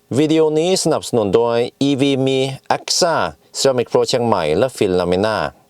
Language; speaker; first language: Thai; non-native, fluent; Norwegian